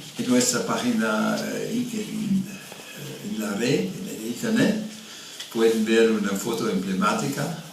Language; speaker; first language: Spanish; non-native, fluent; German